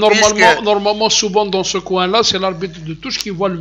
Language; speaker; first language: French; non-native, local second language; Kabyle